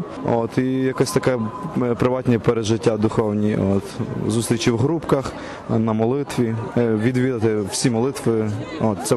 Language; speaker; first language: Ukrainian; native; Ukrainian